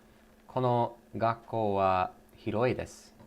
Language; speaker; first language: Japanese; non-native, learner; English